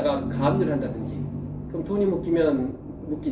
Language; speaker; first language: Korean; native; Korean